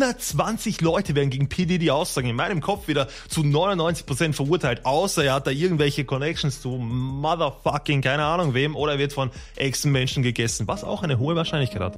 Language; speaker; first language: German; native; German